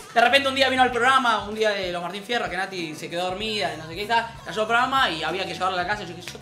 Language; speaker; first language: Spanish; native; Spanish